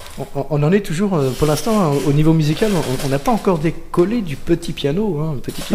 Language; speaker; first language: French; native; French